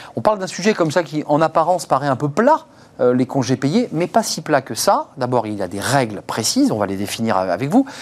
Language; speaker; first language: French; native; French